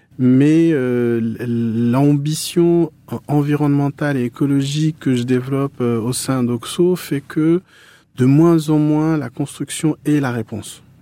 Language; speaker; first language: French; non-native, local second language; Arabic